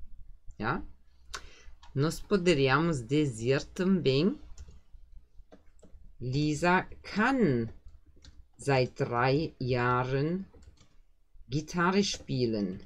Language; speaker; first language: Portuguese; non-native, fluent; German